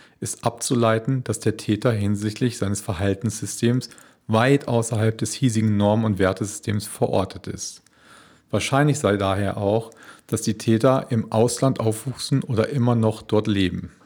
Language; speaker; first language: German; native; German